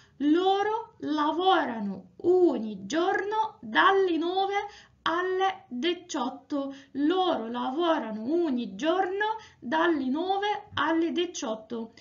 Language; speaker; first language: Italian; non-native, fluent; Arabic